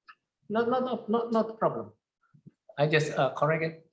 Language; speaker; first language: English; non-native, fluent; Indonesian